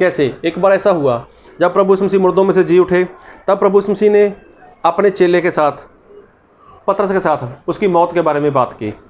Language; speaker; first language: Hindi; non-native, local second language; Punjabi